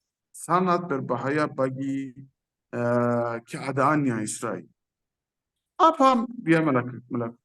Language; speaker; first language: Indonesian; non-native, fluent; Persian